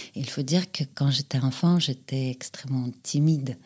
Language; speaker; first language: French; non-native, fluent; Russian